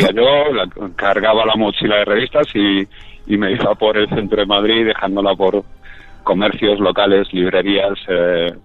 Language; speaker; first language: Spanish; native; Spanish